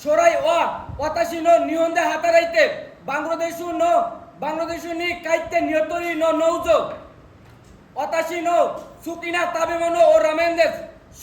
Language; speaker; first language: Japanese; non-native, learner; Bangla